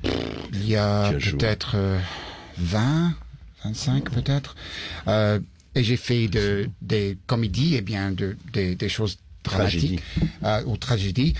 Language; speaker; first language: French; early bilingual, heritage; English